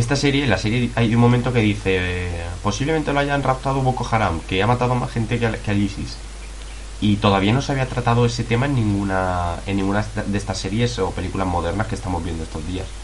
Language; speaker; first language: Spanish; native; Spanish